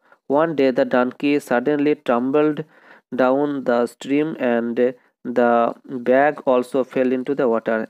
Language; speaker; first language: English; non-native, local second language; Bangla